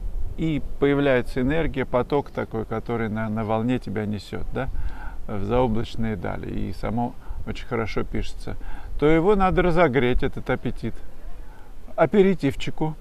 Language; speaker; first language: Russian; native; Russian